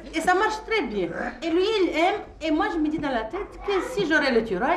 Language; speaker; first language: French; non-native, fluent; Russian